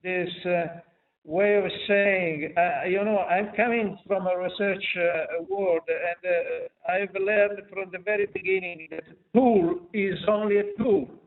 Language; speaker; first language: English; non-native, fluent; Italian